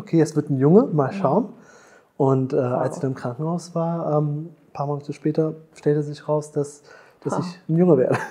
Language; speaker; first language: German; early bilingual, other home language; Tamil